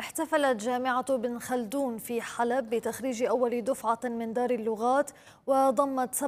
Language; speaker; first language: Arabic; native; Arabic